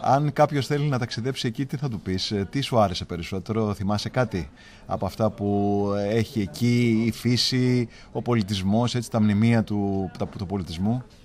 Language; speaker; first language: Greek; native; Greek